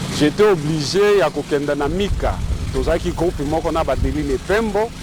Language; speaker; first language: Lingala; native; Lingala